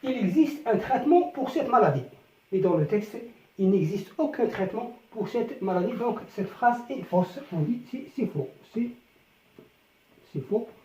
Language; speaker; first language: French; non-native, local second language; Arabic